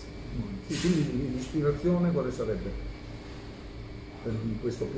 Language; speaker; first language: Italian; native; Italian